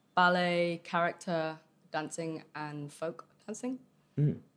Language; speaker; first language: English; early bilingual, other home language; Vietnamese